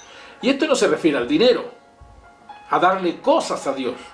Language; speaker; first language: Spanish; native; Spanish